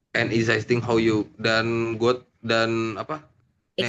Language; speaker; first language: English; non-native, learner; Indonesian